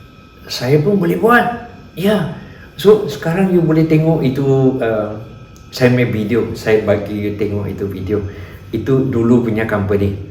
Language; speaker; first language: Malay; non-native, local second language; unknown